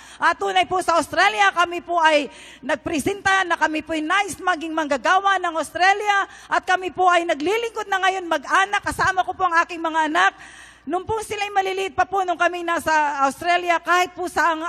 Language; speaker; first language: Filipino; native; Filipino